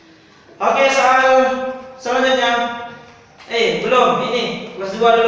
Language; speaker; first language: Indonesian; native; Indonesian